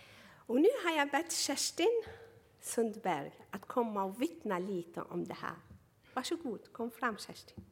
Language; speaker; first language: Swedish; non-native, fluent; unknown